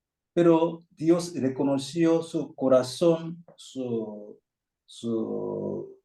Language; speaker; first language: Spanish; non-native, fluent; Korean